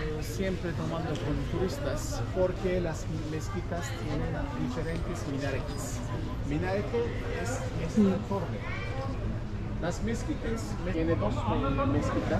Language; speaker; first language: Spanish; non-native, learner; Turkish